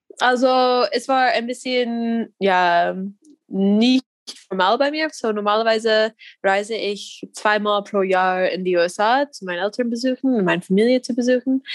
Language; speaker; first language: German; non-native, learner; English